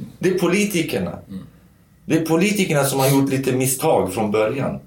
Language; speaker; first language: Swedish; non-native, fluent; Kurdish